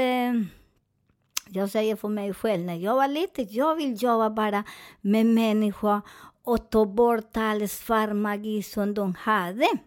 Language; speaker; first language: Swedish; non-native, fluent; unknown